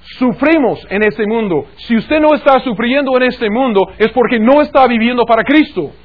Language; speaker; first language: Spanish; non-native, fluent; English